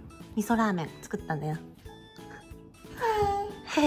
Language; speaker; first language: Japanese; native; Japanese